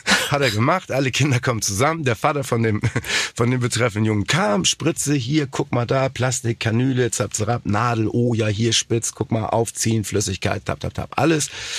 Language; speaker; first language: German; native; German